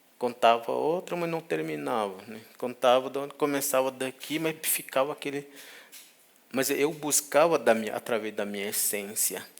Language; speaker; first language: Portuguese; non-native, local second language; Guarani